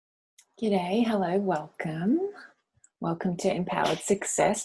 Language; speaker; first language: English; native; English